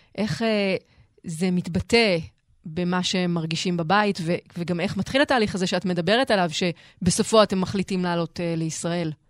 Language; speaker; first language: Hebrew; native; Hebrew